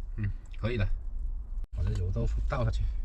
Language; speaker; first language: Chinese; native; Chinese